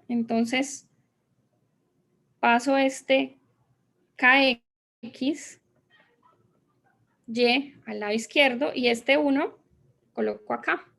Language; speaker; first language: Spanish; native; Spanish